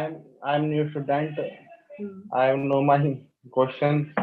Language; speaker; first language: English; non-native, learner; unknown